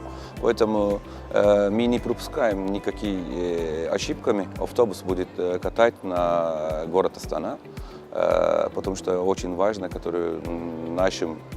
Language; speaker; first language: Russian; non-native, learner; Turkish